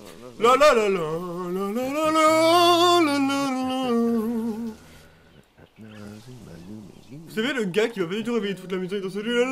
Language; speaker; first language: French; native; French